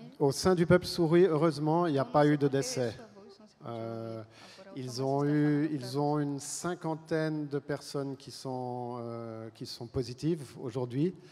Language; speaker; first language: French; native; French